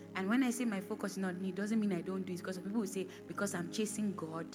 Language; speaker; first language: English; non-native, local second language; Bini